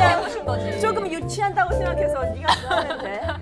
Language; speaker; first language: Korean; non-native, fluent; Chinese